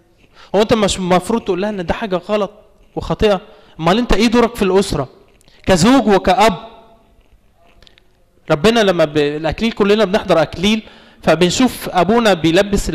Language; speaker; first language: Arabic; native; Arabic